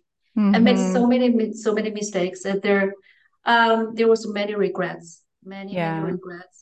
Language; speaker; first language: English; non-native, fluent; Chinese